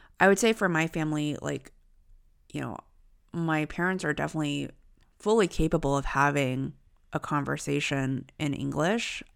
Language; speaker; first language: English; early bilingual, other home language; Chinese